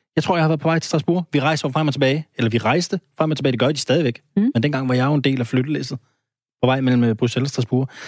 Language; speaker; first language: Danish; native; Danish